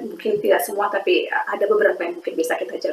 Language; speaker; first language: Indonesian; native; Indonesian